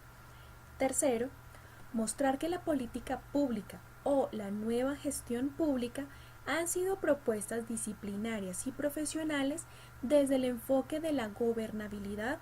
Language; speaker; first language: Spanish; native; Spanish